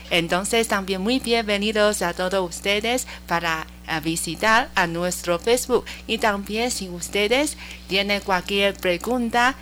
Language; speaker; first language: Spanish; non-native, learner; Chinese